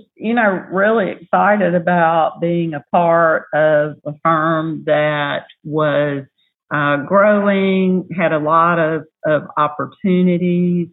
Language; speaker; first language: English; native; English